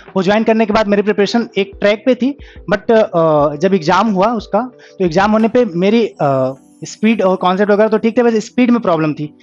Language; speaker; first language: Hindi; native; Hindi